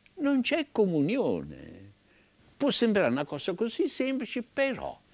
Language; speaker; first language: Italian; native; Italian